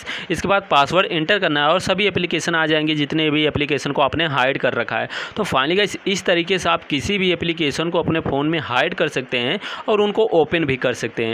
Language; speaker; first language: Hindi; native; Hindi